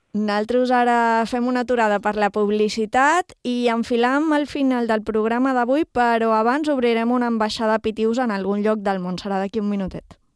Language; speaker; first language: Catalan; native; Catalan